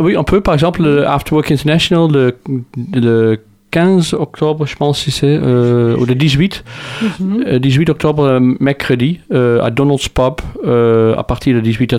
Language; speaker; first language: French; non-native, fluent; Dutch